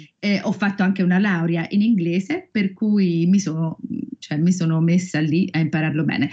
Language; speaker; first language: Italian; native; Italian